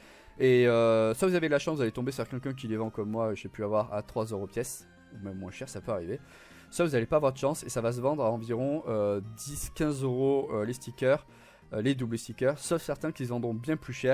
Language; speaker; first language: French; native; French